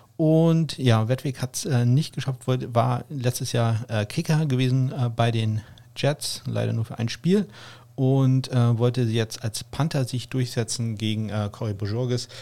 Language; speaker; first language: German; native; German